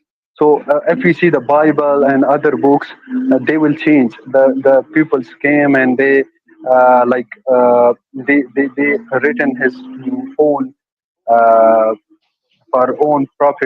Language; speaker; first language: English; non-native, learner; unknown